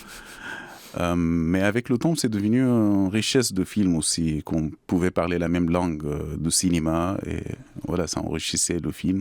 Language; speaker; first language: French; non-native, fluent; Arabic